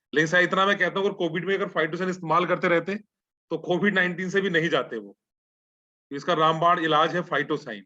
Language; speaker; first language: Hindi; native; Hindi